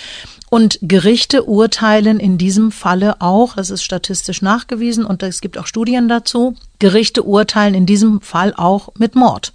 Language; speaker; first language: German; early bilingual, other home language; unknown